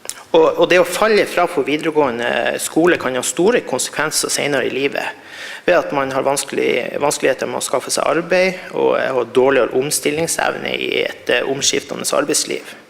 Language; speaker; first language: Norwegian; native; Norwegian